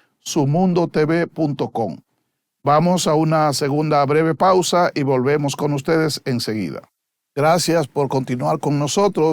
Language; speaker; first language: Spanish; native; Spanish